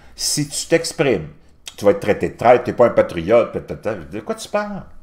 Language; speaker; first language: French; native; French